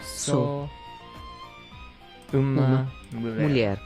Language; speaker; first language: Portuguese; non-native, learner; English